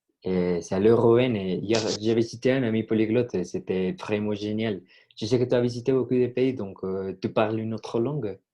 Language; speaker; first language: French; non-native, learner; Spanish